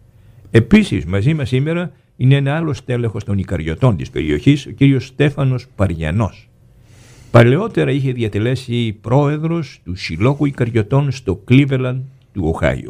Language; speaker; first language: Greek; native; Greek